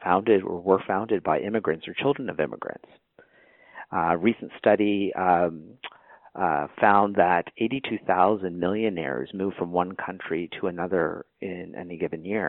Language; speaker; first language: English; native; English